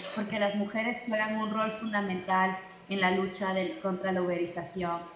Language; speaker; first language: Spanish; native; Spanish